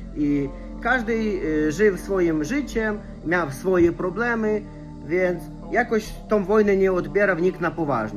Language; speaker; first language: Polish; non-native, fluent; Russian